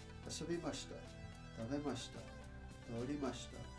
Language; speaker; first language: Japanese; non-native, learner; English